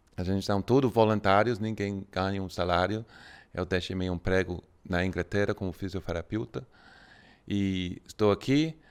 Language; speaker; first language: Portuguese; non-native, fluent; English